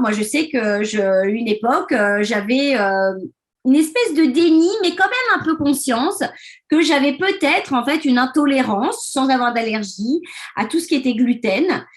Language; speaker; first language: French; native; French